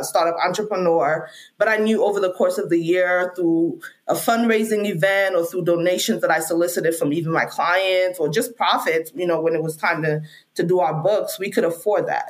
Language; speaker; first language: English; non-native, local second language; Krio